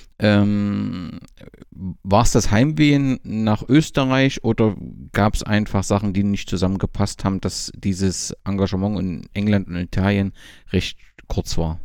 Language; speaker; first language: German; native; German